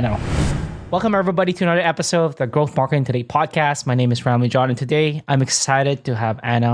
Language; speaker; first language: English; non-native, local second language; Filipino